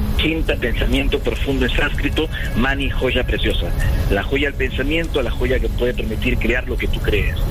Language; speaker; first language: Spanish; native; Spanish